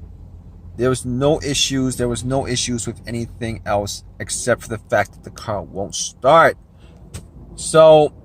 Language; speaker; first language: English; native; English